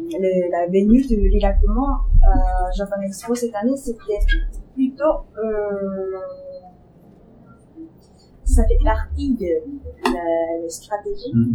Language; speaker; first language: French; non-native, learner; Japanese